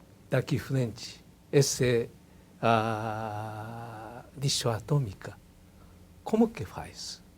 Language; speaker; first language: Portuguese; non-native, learner; Japanese